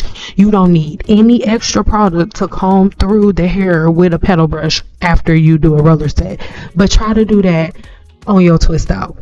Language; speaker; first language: English; native; English